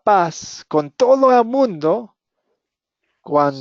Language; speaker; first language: Spanish; non-native, fluent; English